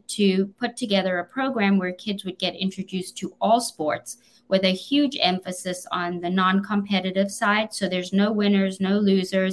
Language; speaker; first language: English; native; English